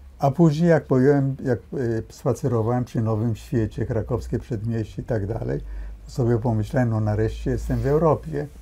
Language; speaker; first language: Polish; early bilingual, heritage; Polish